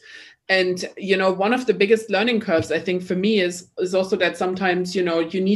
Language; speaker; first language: English; non-native, fluent; German